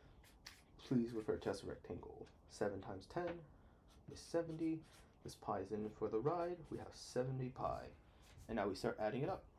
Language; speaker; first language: English; native; English